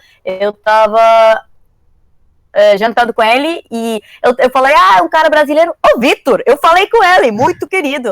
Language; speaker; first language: Portuguese; non-native, learner; Spanish